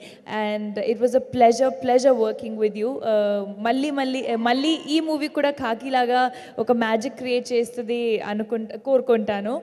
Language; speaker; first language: Telugu; non-native, fluent; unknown